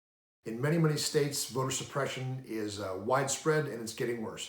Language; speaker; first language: English; native; English